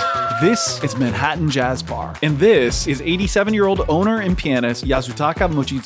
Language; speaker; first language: English; native; English